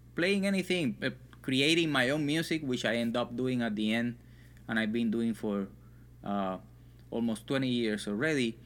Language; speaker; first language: English; non-native, fluent; Spanish